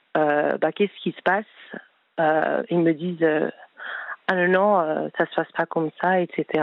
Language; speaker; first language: French; non-native, fluent; Spanish